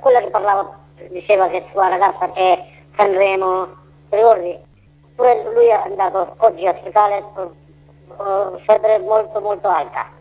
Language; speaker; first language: Italian; non-native, learner; Bangla